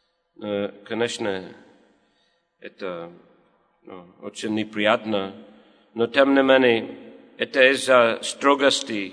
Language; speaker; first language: Russian; non-native, fluent; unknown